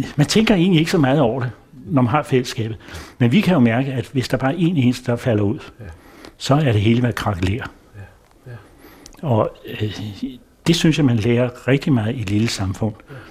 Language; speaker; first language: Danish; native; Danish